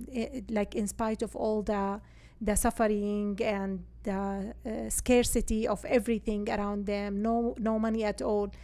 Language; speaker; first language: English; non-native, fluent; Arabic